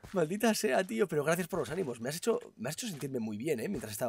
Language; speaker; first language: Spanish; native; Spanish